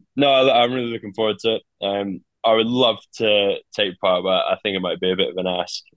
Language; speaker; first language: English; native; English